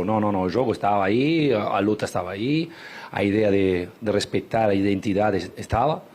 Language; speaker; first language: Portuguese; non-native, fluent; Spanish